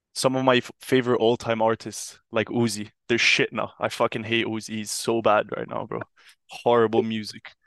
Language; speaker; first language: English; non-native, fluent; Italian